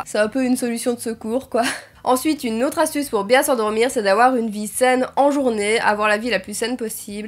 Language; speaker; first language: French; native; French